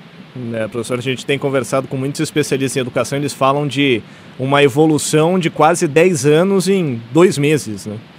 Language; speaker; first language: Portuguese; native; Portuguese